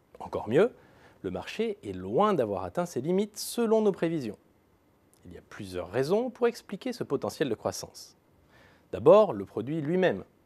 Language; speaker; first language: French; native; French